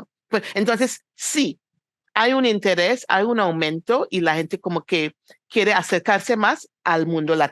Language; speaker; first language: Spanish; non-native, fluent; English